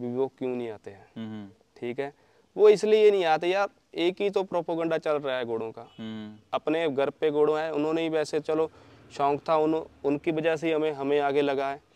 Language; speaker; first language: Hindi; native; Hindi